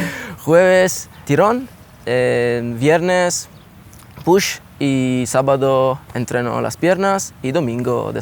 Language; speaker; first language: Spanish; non-native, learner; Italian